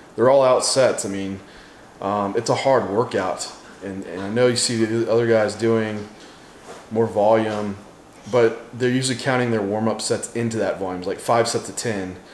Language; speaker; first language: English; native; English